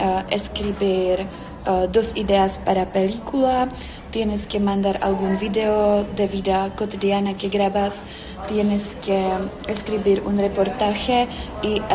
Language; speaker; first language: Spanish; non-native, fluent; Czech